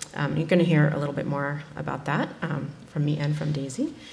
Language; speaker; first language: English; native; English